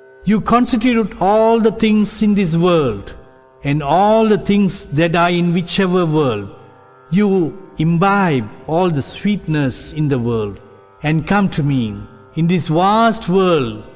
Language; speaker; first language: English; non-native, local second language; Tamil